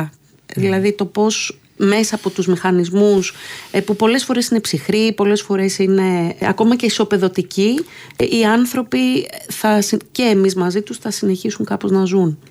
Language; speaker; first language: Greek; native; Greek